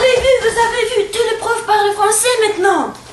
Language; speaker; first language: French; non-native, learner; Russian